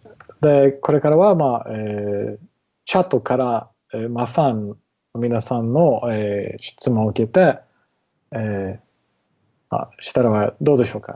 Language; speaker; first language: Japanese; non-native, learner; English